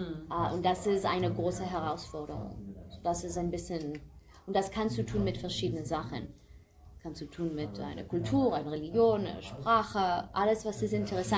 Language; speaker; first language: German; non-native, fluent; English